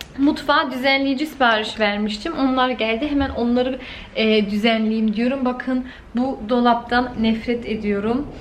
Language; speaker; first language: Turkish; early bilingual, heritage; Turkish